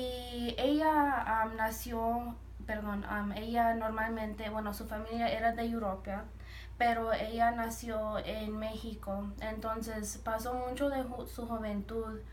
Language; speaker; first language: Spanish; early bilingual, heritage; Spanish